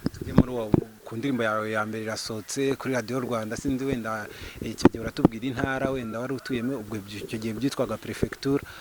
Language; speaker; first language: Kinyarwanda; native; Kinyarwanda